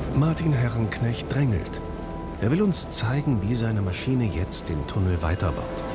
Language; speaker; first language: German; native; German